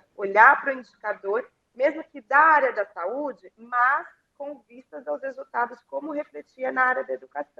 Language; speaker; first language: Portuguese; native; Portuguese